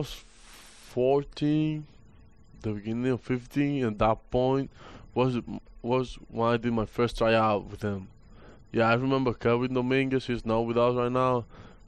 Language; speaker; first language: English; non-native, fluent; Spanish